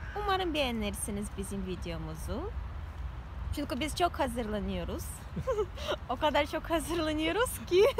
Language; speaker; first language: Turkish; non-native, learner; Russian